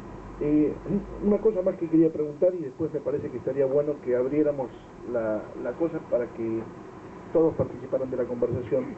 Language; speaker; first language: Spanish; native; Spanish